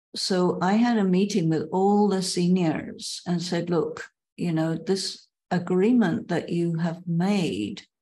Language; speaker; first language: English; native; English